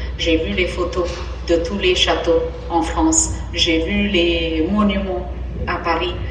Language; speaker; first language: French; non-native, fluent; Tamil